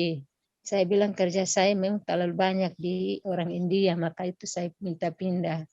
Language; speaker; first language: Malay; non-native, local second language; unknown